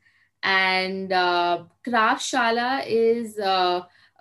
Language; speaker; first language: English; non-native, local second language; Hindi